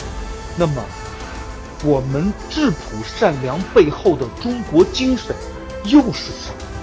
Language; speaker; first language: Chinese; native; Chinese